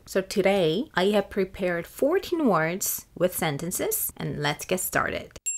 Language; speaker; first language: English; non-native, fluent; Korean